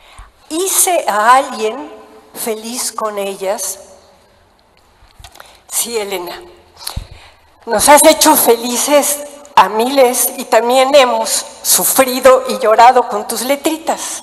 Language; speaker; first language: Spanish; native; Spanish